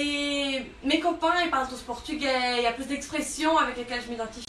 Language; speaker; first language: French; early bilingual, heritage; French